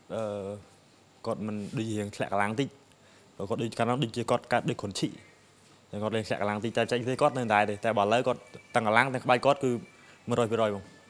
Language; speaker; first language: Khmer; native; Khmer